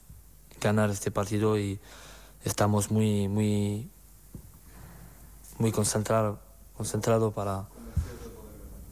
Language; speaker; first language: Spanish; non-native, learner; French